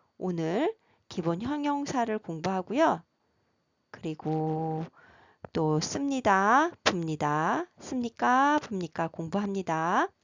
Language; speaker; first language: Korean; native; Korean